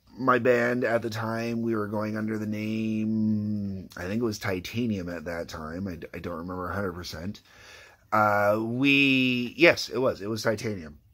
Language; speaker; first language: English; native; English